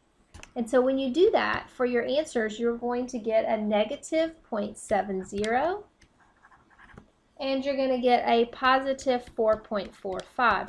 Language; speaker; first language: English; native; English